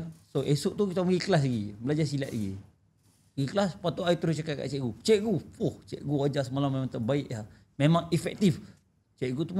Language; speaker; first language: Malay; native; Malay